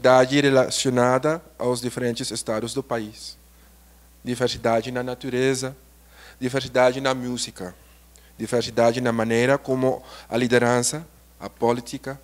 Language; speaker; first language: Portuguese; non-native, learner; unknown